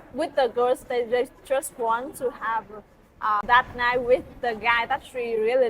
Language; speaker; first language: English; non-native, learner; Vietnamese